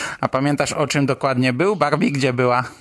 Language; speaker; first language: Polish; native; Polish